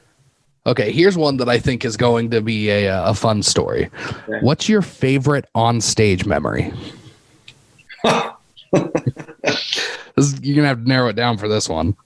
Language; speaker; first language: English; native; English